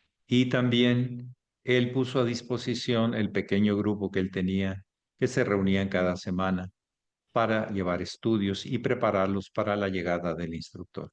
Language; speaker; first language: Spanish; native; Spanish